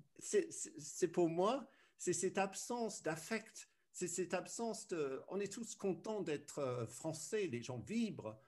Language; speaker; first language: French; early bilingual, other home language; English